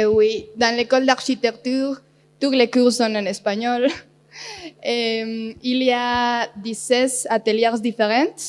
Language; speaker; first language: French; non-native, learner; Spanish